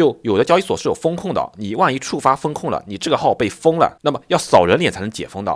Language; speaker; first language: Chinese; native; Chinese